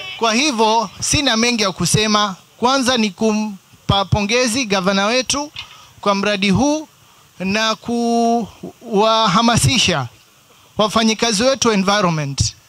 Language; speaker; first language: Swahili; native; Swahili